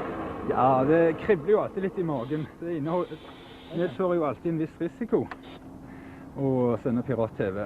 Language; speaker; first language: Norwegian; native; Norwegian